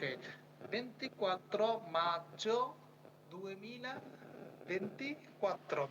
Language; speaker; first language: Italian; non-native, fluent; Bangla